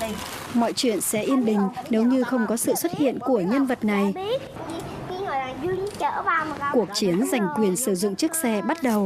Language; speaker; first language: Vietnamese; native; Vietnamese